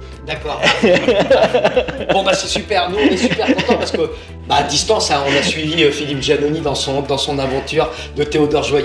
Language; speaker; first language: French; native; French